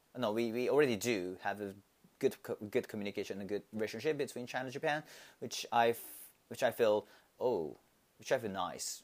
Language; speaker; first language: English; non-native, learner; Japanese